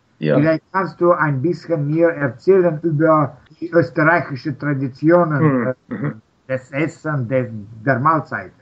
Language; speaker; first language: German; non-native, learner; Russian